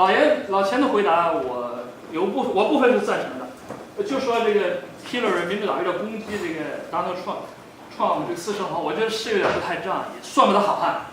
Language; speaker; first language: Chinese; native; Chinese